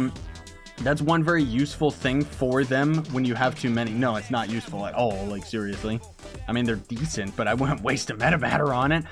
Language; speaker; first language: English; native; English